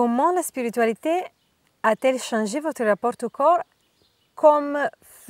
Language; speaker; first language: French; non-native, learner; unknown